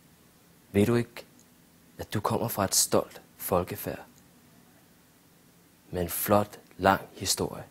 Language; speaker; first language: Danish; early bilingual, other home language; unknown